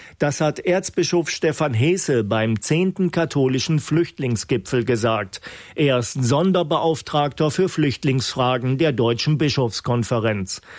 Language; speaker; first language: German; native; German